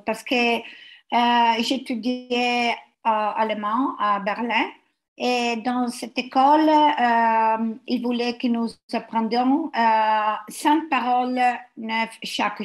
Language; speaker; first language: French; non-native, learner; Italian